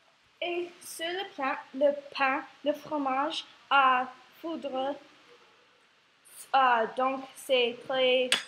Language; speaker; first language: French; non-native, learner; English